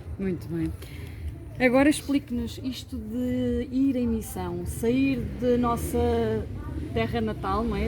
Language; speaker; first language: Portuguese; native; Portuguese